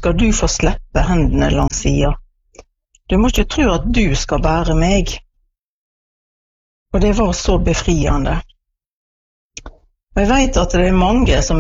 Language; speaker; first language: Norwegian; native; Norwegian